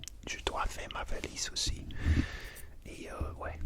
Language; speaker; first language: French; non-native, learner; English